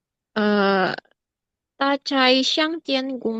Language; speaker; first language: Chinese; non-native, learner; Indonesian